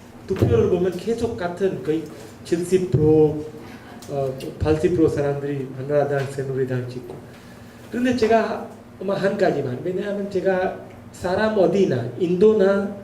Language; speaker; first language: Korean; non-native, learner; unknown